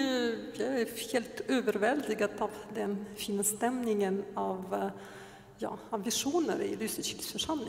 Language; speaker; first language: Swedish; non-native, fluent; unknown